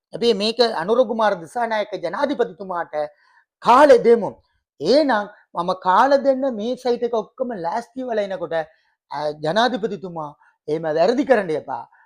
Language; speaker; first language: Sinhala; non-native, local second language; Tamil